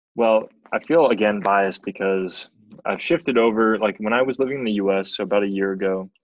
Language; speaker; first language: English; native; English